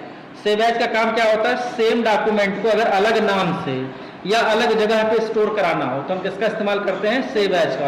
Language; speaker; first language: Hindi; native; Hindi